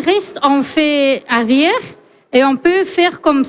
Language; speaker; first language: French; non-native, fluent; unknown